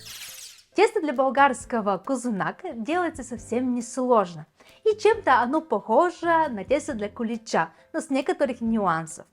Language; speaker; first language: Russian; non-native, fluent; Bulgarian